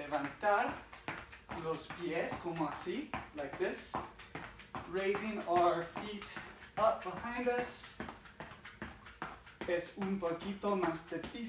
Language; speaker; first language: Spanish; non-native, fluent; English